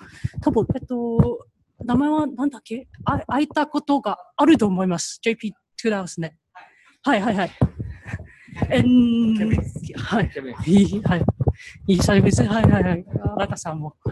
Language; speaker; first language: Japanese; non-native, learner; Chinese